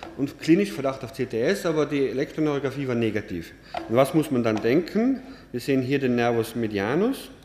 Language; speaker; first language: German; native; German